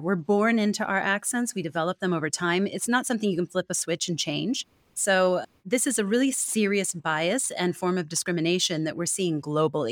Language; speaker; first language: English; native; English